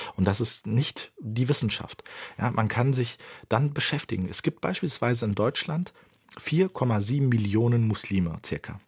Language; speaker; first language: German; early bilingual, other home language; Turkish